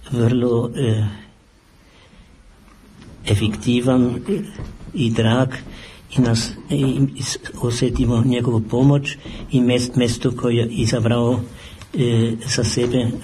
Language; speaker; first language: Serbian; non-native, fluent; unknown